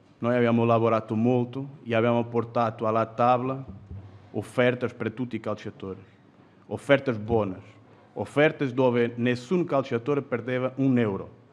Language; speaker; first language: Italian; non-native, fluent; Portuguese